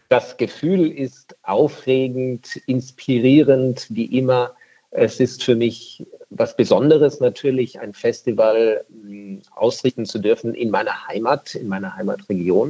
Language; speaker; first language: German; native; German